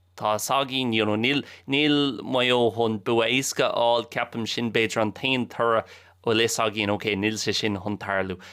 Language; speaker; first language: Irish; native; Irish